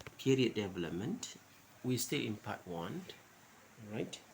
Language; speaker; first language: English; non-native, local second language; Malay